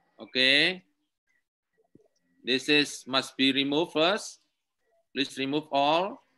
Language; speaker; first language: English; non-native, learner; Indonesian